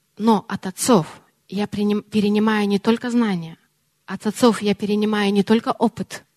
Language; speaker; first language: Russian; early bilingual, heritage; Russian